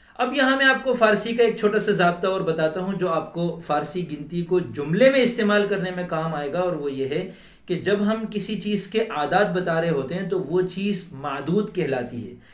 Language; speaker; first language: Urdu; native; Urdu